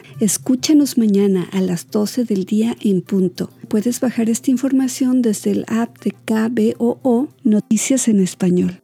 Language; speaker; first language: Spanish; native; Spanish